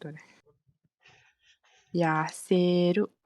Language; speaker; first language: Japanese; non-native, fluent; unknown